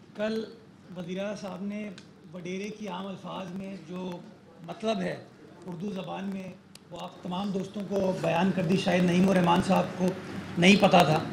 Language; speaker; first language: Urdu; native; Urdu